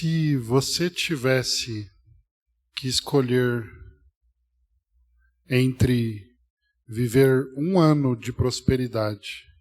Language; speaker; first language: Portuguese; native; Portuguese